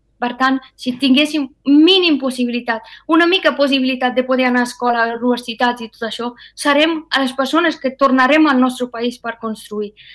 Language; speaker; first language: Catalan; non-native, fluent; Persian